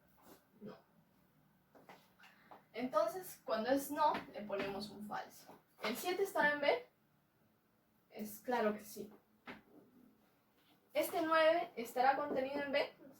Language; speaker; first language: Spanish; native; Spanish